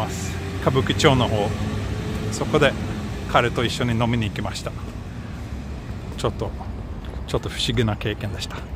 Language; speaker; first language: Japanese; non-native, fluent; Swedish